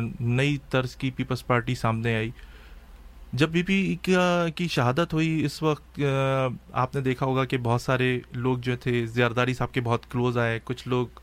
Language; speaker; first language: Urdu; native; Urdu